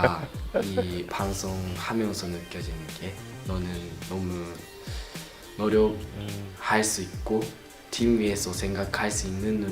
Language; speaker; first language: Korean; non-native, learner; Japanese